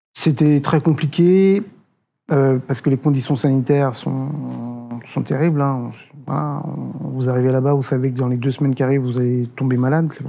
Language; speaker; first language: French; native; French